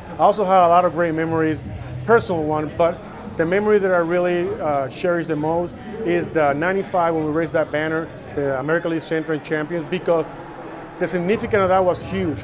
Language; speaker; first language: English; non-native, local second language; Spanish